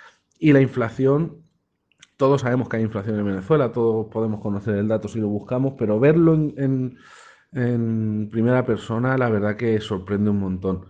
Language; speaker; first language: Spanish; native; Spanish